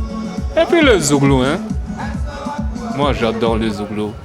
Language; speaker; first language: French; early bilingual, heritage; French